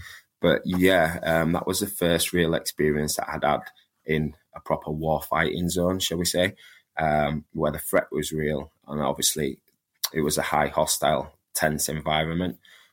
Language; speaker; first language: English; native; English